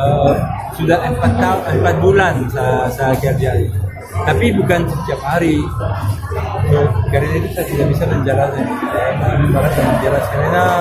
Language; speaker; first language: Indonesian; non-native, fluent; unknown